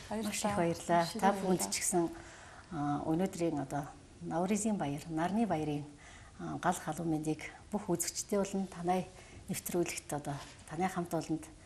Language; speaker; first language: Mongolian; non-native, local second language; Kazakh